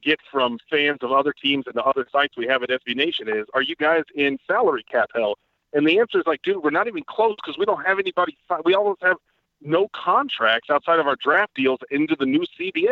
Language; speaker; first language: English; native; English